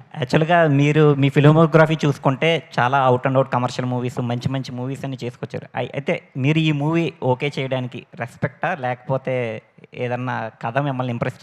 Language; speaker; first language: Telugu; native; Telugu